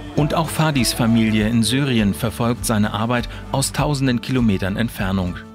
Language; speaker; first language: German; native; German